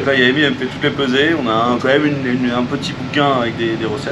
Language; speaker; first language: French; native; French